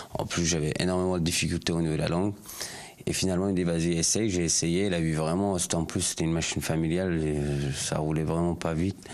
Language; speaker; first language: French; early bilingual, other home language; Persian